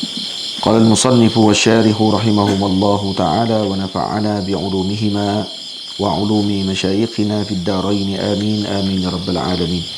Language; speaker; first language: Arabic; non-native, fluent; Malay